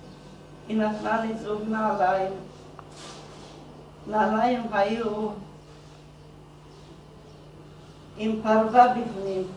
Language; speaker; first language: Hebrew; non-native, fluent; Hungarian